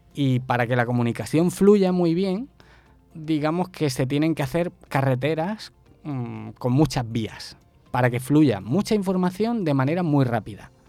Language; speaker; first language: Spanish; native; Spanish